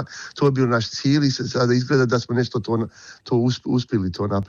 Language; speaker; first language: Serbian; early bilingual, heritage; Croatian